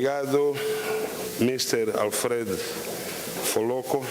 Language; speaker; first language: Portuguese; native; Portuguese